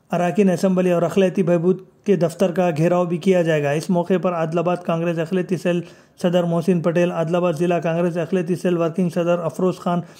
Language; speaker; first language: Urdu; native; Urdu